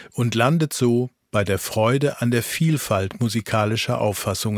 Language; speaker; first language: German; native; German